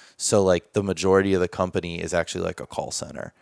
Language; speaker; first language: English; native; English